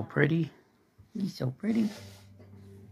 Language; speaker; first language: English; native; English